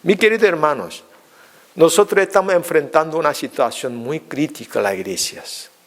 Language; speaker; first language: Spanish; non-native, fluent; Korean